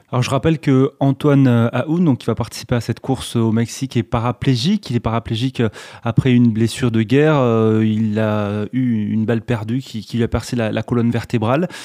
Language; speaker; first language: French; native; French